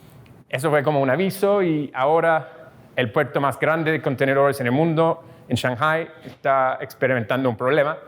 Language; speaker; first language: Spanish; non-native, fluent; English